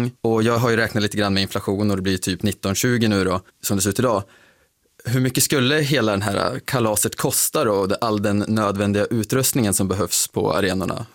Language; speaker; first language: Swedish; native; Swedish